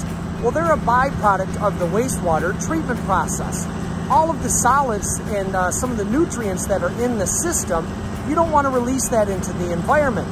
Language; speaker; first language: English; native; English